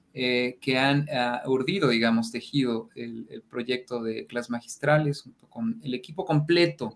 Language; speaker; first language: Spanish; native; Spanish